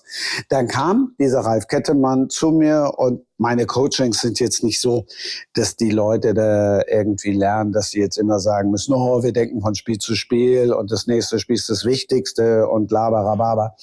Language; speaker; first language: German; native; German